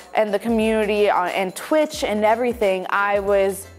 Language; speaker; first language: English; native; English